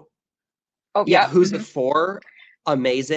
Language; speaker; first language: English; native; English